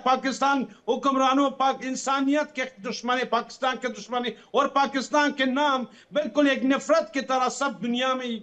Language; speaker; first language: Hindi; non-native, fluent; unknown